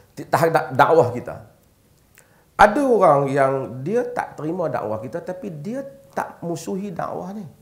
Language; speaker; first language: Malay; native; Malay